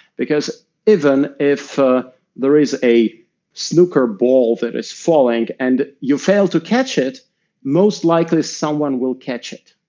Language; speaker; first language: English; non-native, fluent; Russian